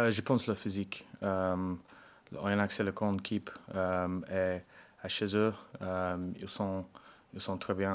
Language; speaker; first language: French; non-native, learner; English